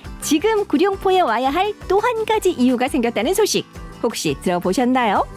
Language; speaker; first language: Korean; native; Korean